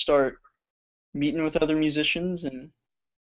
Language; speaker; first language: English; native; English